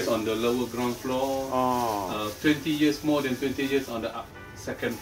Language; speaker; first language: English; non-native, local second language; Malay